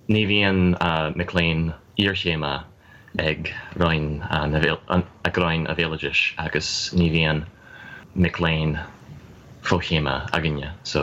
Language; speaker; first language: Irish; non-native, fluent; English